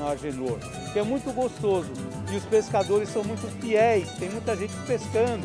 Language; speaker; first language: Portuguese; native; Portuguese